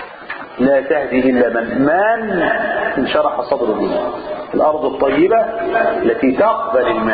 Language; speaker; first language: Arabic; native; Arabic